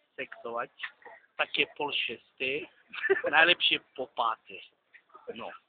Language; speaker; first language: Slovak; non-native, local second language; Hungarian